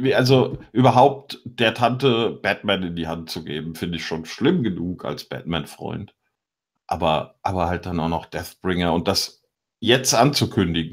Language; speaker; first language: German; native; German